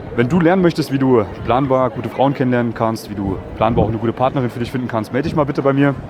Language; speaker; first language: German; native; German